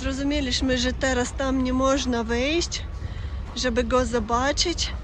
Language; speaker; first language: Polish; non-native, learner; Ukrainian